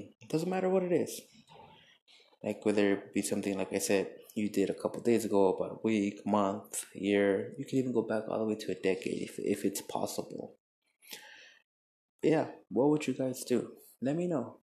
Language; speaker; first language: English; native; English